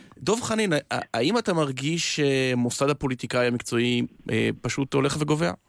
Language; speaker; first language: Hebrew; native; Hebrew